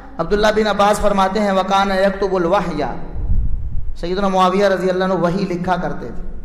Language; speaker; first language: Urdu; non-native, local second language; Punjabi